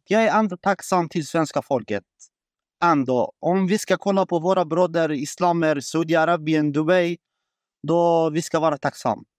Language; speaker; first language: Swedish; non-native, learner; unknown